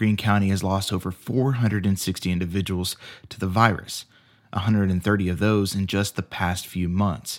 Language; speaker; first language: English; native; English